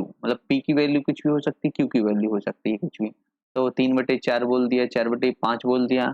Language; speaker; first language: Hindi; native; Hindi